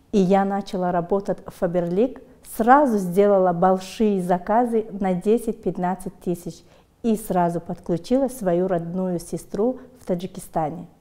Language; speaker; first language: Russian; non-native, local second language; Tajik